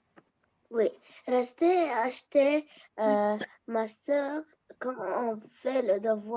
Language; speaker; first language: French; non-native, learner; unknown